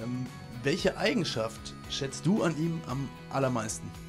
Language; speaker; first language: German; native; German